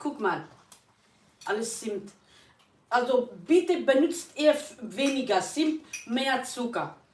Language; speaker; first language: German; non-native, learner; Kurdish